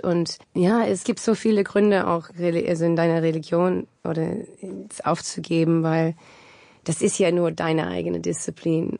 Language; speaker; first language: German; non-native, fluent; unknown